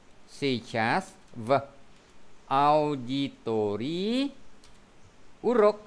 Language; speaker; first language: Russian; non-native, fluent; Vietnamese